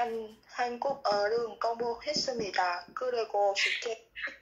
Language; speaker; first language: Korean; non-native, learner; Vietnamese